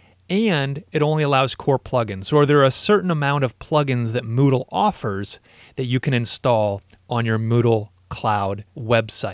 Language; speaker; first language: English; native; English